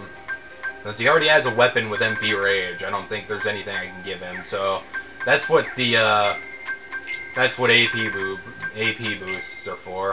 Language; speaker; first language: English; native; English